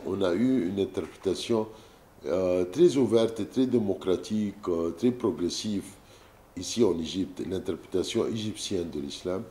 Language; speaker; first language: French; non-native, fluent; Arabic